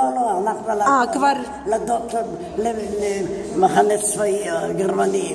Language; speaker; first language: Hebrew; non-native, fluent; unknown